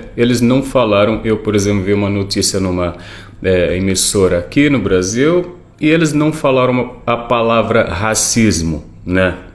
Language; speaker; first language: Portuguese; non-native, fluent; Arabic